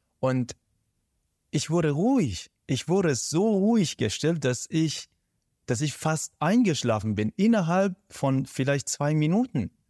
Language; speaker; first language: German; non-native, fluent; Persian